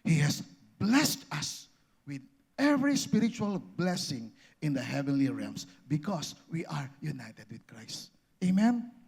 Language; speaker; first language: English; non-native, local second language; Filipino